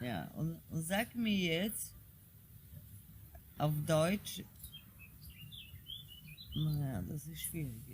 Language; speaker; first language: German; non-native, fluent; Polish